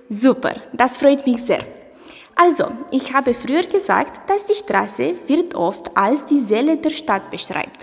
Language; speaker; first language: German; non-native, learner; Romanian